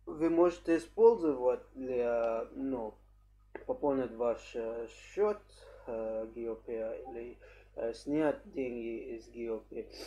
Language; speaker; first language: Russian; non-native, learner; English